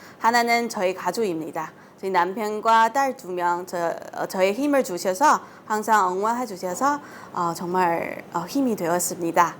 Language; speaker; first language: Korean; non-native, learner; Chinese